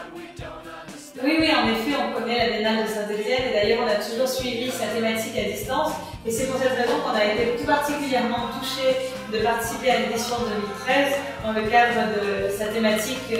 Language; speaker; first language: French; native; French